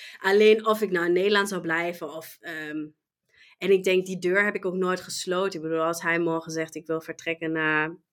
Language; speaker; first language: Dutch; non-native, fluent; German